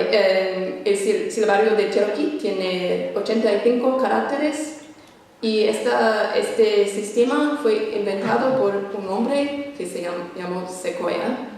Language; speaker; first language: Spanish; non-native, fluent; English